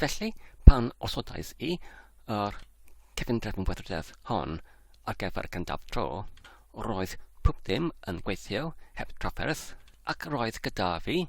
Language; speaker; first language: Welsh; non-native, learner; English